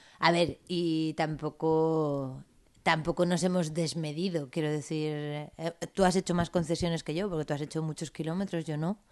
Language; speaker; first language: Spanish; native; Spanish